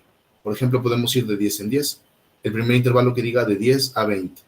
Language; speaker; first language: Spanish; native; Spanish